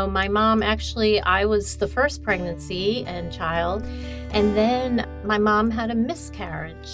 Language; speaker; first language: English; native; English